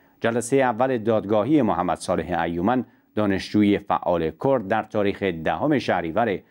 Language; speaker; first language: Persian; non-native, local second language; Central Kurdish